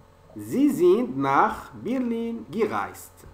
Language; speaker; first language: German; non-native, fluent; French